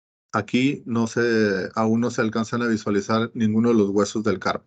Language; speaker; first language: Spanish; native; Spanish